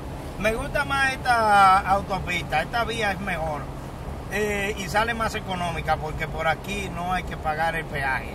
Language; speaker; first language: Spanish; native; Spanish